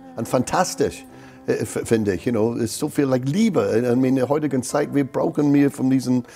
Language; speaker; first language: German; non-native, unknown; English